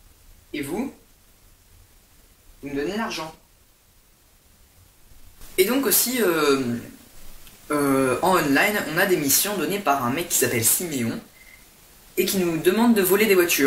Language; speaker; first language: French; native; French